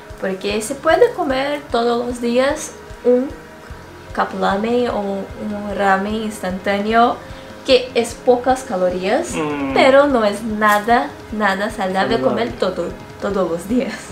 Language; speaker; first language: Spanish; non-native, fluent; Portuguese